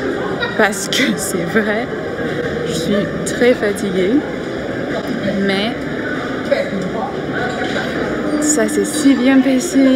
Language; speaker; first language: French; non-native, fluent; English